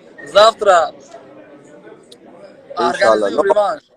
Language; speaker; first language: Russian; non-native, local second language; Tajik